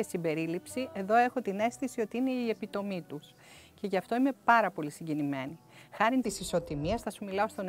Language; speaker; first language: Greek; native; Greek